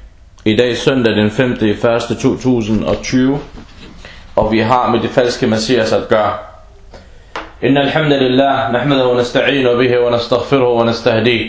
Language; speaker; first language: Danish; early bilingual, other home language; Arabic